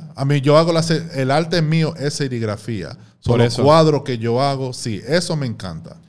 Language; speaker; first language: Spanish; early bilingual, heritage; Spanish